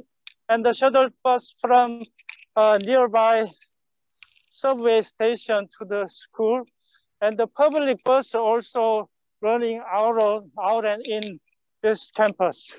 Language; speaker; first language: English; non-native, fluent; Korean